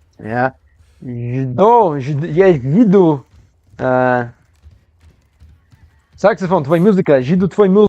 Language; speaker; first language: Russian; non-native, learner; English